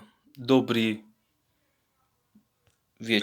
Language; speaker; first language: Russian; non-native, learner; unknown